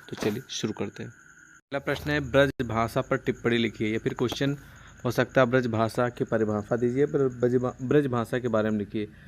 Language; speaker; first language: Hindi; non-native, local second language; Punjabi